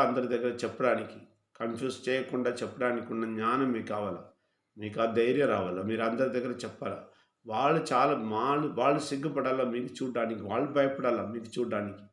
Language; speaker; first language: Telugu; non-native, fluent; Malayalam